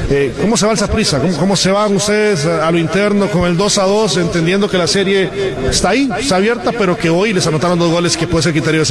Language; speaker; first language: Spanish; native; Spanish